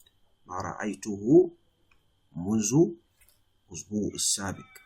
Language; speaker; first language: Arabic; non-native, fluent; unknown